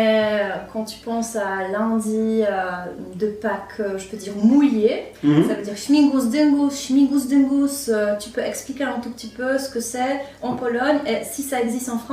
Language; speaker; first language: French; non-native, fluent; Polish